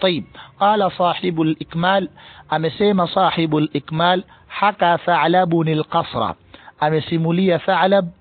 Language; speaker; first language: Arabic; non-native, fluent; Swahili